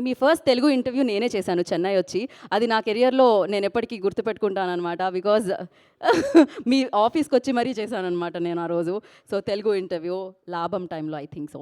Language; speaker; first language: Telugu; native; Telugu